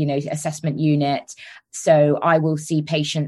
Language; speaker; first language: English; native; English